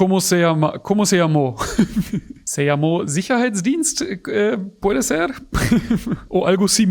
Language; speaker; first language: Spanish; non-native, fluent; German